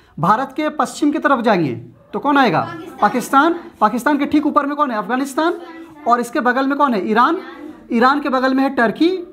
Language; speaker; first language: Hindi; native; Hindi